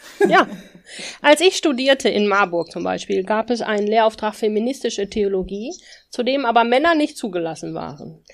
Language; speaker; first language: German; native; German